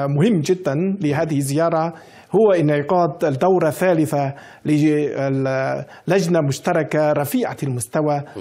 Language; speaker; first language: Arabic; non-native, fluent; Chinese